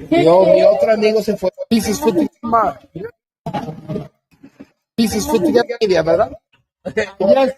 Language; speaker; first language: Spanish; non-native, learner; English